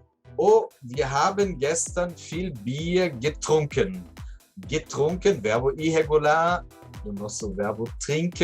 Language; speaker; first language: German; non-native, fluent; Portuguese